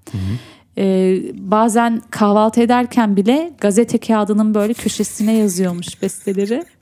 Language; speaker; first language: Turkish; native; Turkish